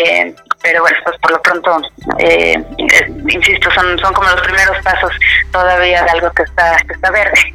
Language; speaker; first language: Spanish; native; Spanish